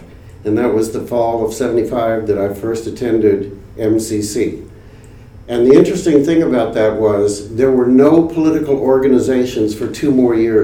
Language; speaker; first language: English; native; English